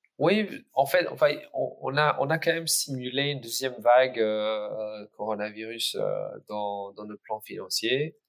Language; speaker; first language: French; early bilingual, other home language; English